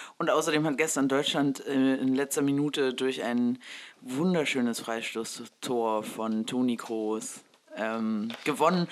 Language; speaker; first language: German; early bilingual, other home language; Spanish